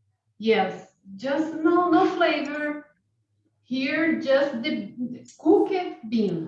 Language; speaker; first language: English; non-native, learner; Portuguese